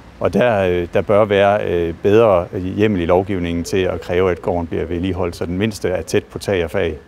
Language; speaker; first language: Danish; native; Danish